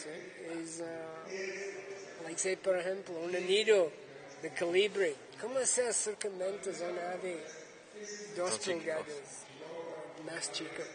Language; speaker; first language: Spanish; non-native, learner; English